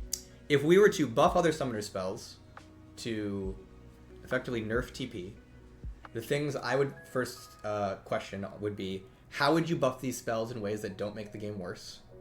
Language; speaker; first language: English; native; English